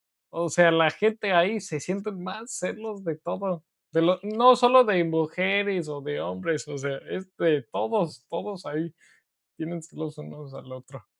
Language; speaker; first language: Spanish; non-native, learner; English